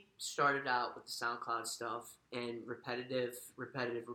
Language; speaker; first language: English; native; English